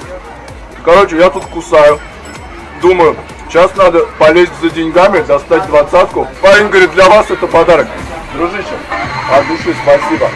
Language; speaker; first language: Russian; native; Russian